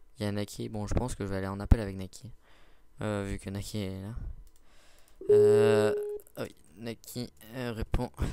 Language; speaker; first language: French; native; French